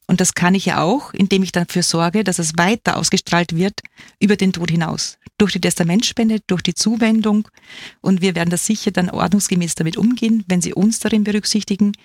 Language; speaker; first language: German; native; German